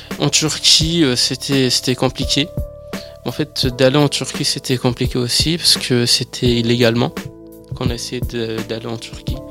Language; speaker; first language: French; early bilingual, other home language; Persian